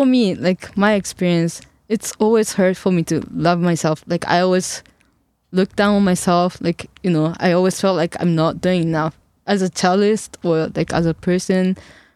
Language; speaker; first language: English; non-native, fluent; Japanese